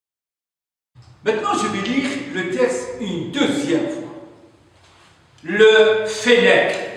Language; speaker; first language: French; non-native, local second language; Arabic